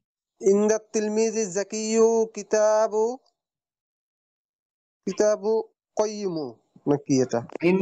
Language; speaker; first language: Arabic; non-native, learner; Bangla